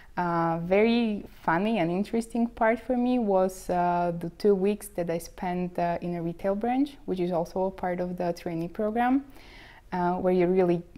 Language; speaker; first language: English; non-native, fluent; Slovak